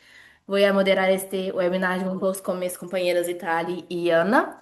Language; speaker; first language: Spanish; non-native, learner; Portuguese